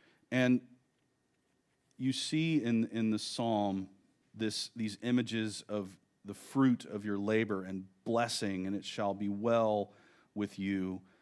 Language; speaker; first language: English; native; English